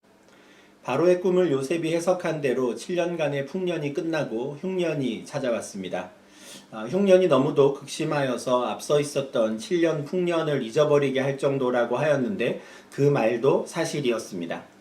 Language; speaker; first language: Korean; native; Korean